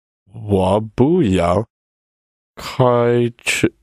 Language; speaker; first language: Chinese; non-native, learner; English